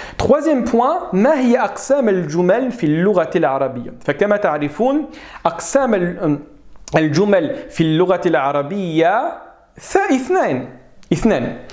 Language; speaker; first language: Arabic; non-native, fluent; French